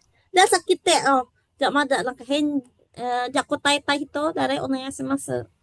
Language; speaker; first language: Japanese; non-native, fluent; Indonesian